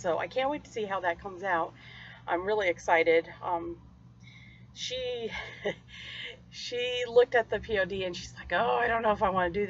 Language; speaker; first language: English; native; English